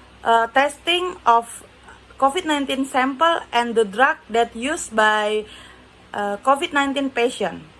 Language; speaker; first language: English; non-native, learner; Indonesian